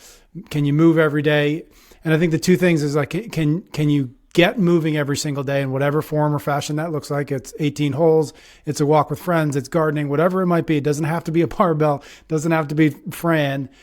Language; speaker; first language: English; native; English